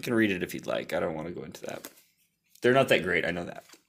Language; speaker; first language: English; native; English